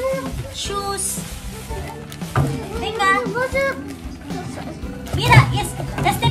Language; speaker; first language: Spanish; non-native, learner; Cebuano